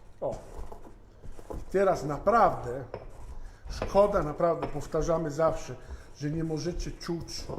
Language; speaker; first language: Polish; non-native, fluent; Italian